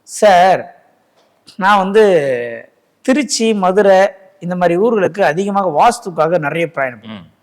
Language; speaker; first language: Tamil; native; Tamil